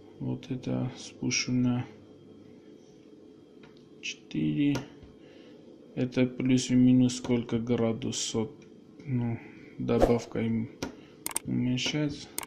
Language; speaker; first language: Russian; non-native, local second language; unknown